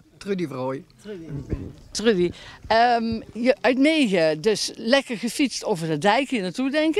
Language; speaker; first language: Dutch; native; Dutch